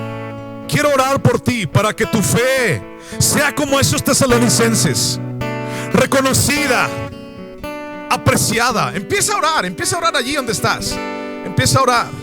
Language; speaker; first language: Spanish; native; Spanish